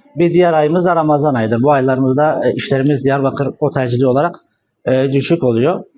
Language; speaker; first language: Turkish; native; Turkish